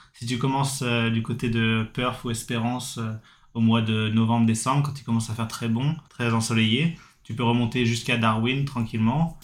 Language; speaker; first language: French; native; French